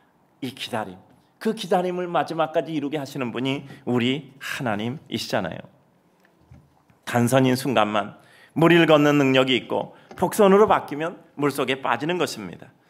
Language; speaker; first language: Korean; native; Korean